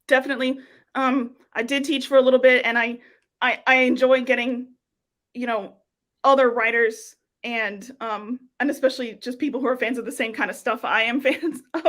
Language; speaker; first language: English; native; English